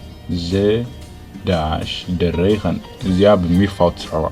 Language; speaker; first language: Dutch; non-native, fluent; Tigrinya